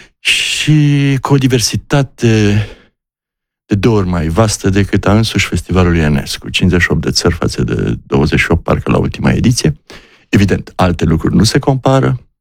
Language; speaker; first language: Romanian; native; Romanian